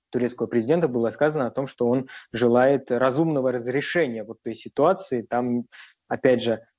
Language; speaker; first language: Russian; native; Russian